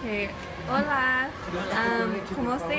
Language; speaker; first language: Spanish; non-native, learner; English